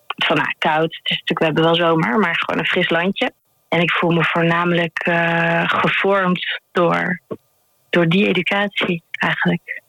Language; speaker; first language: Dutch; native; Dutch